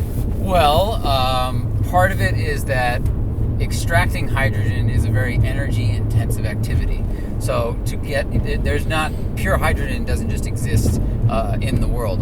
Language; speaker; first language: English; native; English